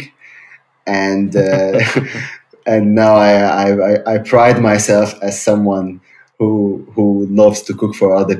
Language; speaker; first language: English; non-native, fluent; Arabic